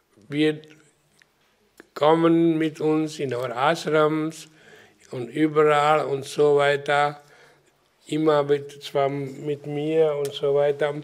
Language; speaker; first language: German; non-native, learner; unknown